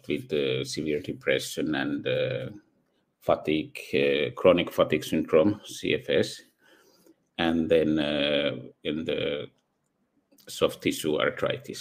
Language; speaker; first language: English; non-native, fluent; Finnish